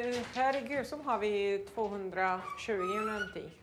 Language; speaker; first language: Swedish; non-native, fluent; Arabic